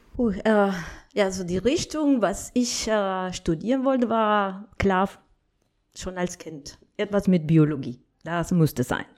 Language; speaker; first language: German; non-native, fluent; Spanish